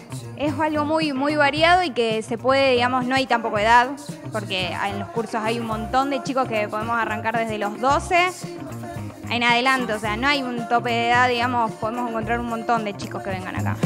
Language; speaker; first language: Spanish; native; Spanish